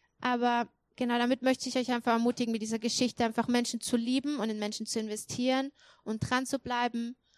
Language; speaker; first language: German; native; German